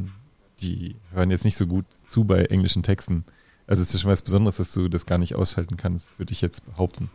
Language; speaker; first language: German; native; German